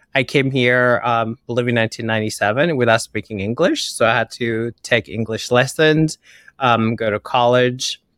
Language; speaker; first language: English; early bilingual, other home language; Kinyarwanda